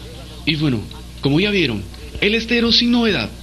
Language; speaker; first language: Spanish; native; Spanish